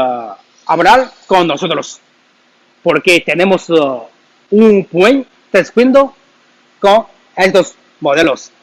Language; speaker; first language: Spanish; non-native, learner; Chinese